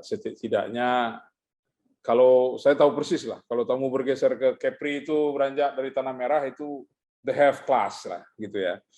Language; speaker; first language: Indonesian; native; Indonesian